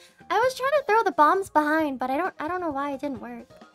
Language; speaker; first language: English; native; English